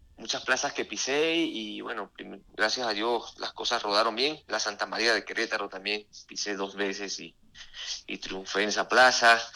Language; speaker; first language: Spanish; native; Spanish